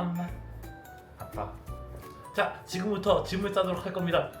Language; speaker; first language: Korean; native; Korean